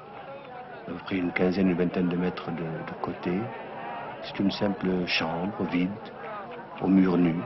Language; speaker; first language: French; non-native, local second language; Arabic